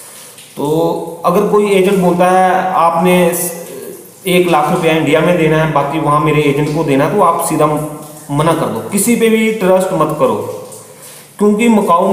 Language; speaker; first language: Hindi; native; Hindi